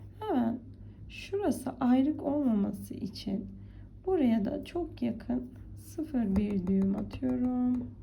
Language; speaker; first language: Turkish; native; Turkish